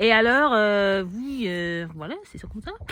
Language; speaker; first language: French; early bilingual, other home language; English